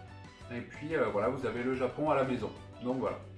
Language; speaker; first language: French; native; French